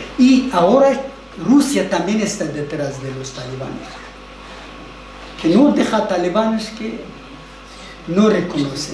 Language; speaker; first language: Spanish; non-native, learner; Persian